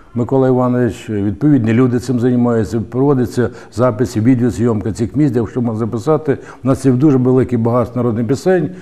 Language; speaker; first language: Ukrainian; native; Ukrainian